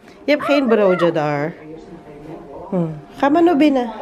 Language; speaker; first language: Dutch; non-native, fluent; Filipino